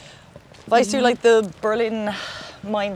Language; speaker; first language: German; non-native, learner; English